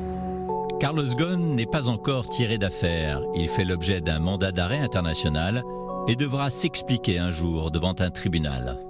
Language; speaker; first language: French; native; French